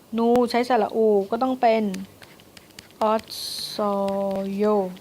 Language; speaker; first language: Thai; native; Thai